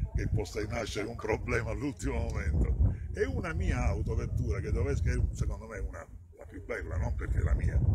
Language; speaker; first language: Italian; native; Italian